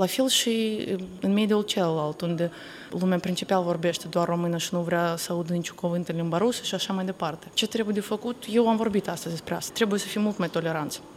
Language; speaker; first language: Romanian; non-native, local second language; Russian